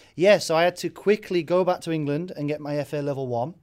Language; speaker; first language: English; native; English